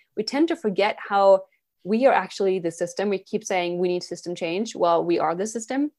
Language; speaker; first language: English; non-native, fluent; Swedish